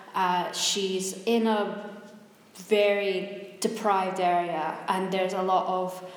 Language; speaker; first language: English; native; English